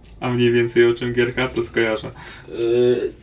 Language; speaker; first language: Polish; native; Polish